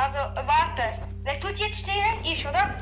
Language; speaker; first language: German; non-native, fluent; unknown